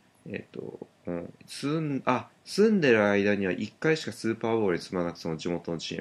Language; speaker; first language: Japanese; native; Japanese